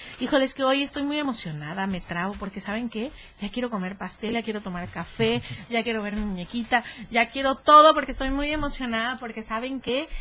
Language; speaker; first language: Spanish; native; Spanish